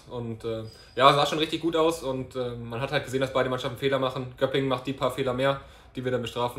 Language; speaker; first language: German; native; German